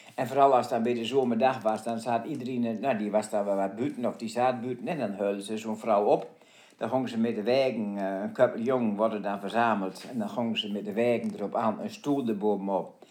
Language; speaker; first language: Dutch; native; Dutch